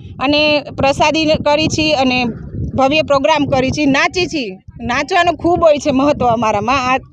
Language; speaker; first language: Gujarati; non-native, local second language; Sindhi